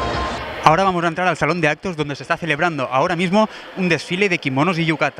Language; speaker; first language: Spanish; native; Spanish